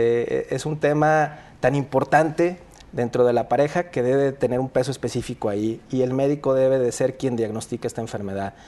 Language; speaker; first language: Spanish; native; Spanish